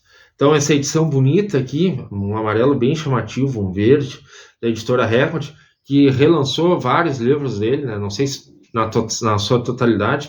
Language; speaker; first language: Portuguese; native; Portuguese